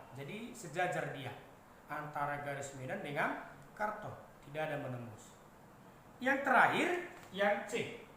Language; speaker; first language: Indonesian; native; Indonesian